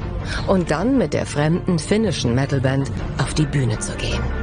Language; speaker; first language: German; native; German